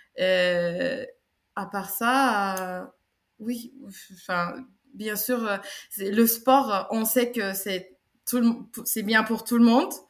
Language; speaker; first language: French; non-native, fluent; Turkish